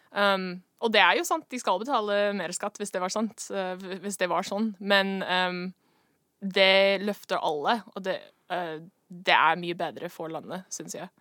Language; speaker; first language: Norwegian; non-native, fluent; English